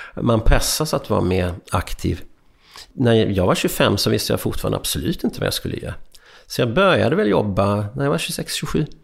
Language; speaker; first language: Swedish; early bilingual, other home language; Hungarian